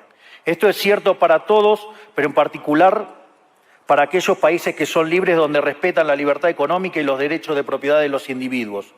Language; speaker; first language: Spanish; native; Spanish